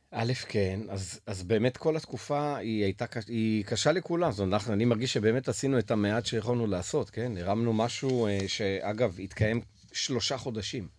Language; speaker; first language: Hebrew; native; Hebrew